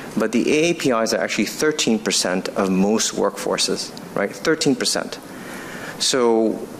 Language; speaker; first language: English; non-native, fluent; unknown